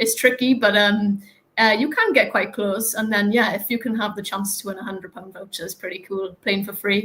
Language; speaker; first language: English; native; English